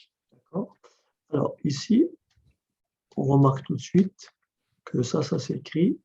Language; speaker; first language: French; native; French